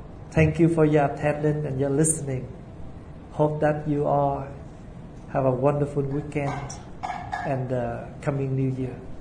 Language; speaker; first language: English; non-native, fluent; Vietnamese